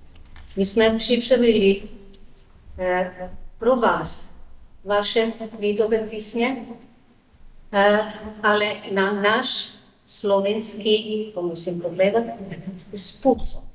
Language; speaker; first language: Czech; non-native, learner; Slovenian